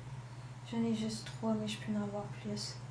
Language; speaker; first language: French; non-native, local second language; English